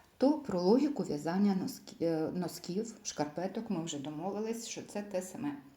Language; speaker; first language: Ukrainian; non-native, local second language; Russian